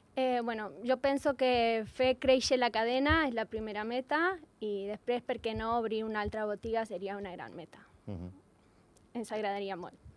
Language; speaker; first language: Catalan; non-native, learner; Spanish